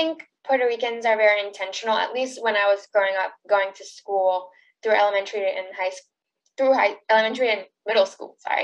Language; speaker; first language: English; early bilingual, other home language; Spanish